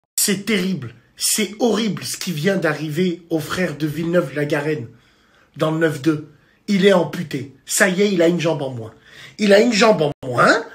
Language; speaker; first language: French; native; French